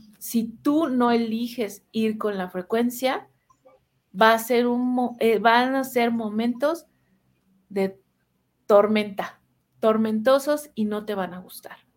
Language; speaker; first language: Spanish; native; Spanish